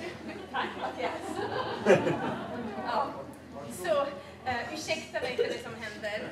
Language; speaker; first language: Swedish; non-native, fluent; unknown